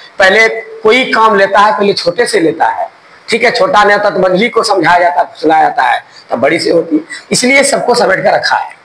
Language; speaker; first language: Hindi; native; Hindi